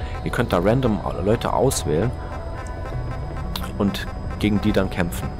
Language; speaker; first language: German; native; German